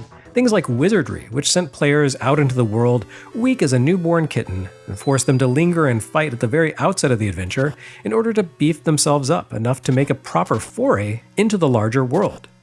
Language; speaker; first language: English; native; English